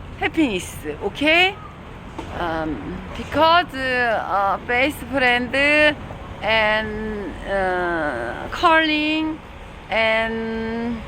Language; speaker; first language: English; non-native, learner; Korean